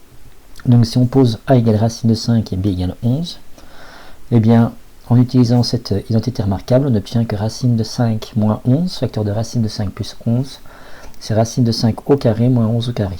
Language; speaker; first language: French; native; French